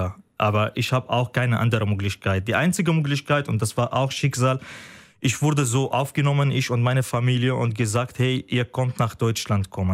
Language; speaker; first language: German; non-native, fluent; Arabic